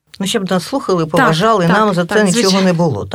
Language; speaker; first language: Ukrainian; native; Ukrainian